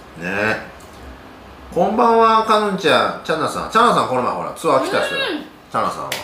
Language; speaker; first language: Japanese; native; Japanese